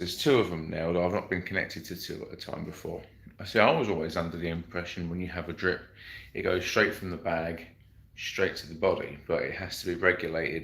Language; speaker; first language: English; native; English